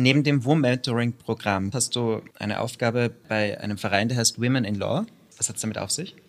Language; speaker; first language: German; native; German